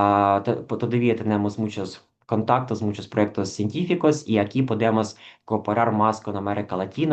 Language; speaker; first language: Spanish; non-native, fluent; Ukrainian